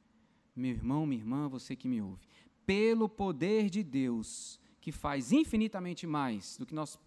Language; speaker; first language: Portuguese; native; Portuguese